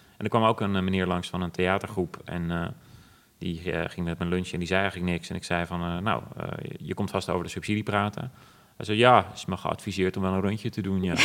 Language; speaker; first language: Dutch; native; Dutch